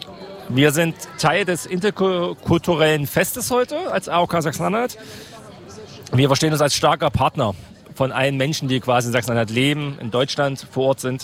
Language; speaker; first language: German; native; German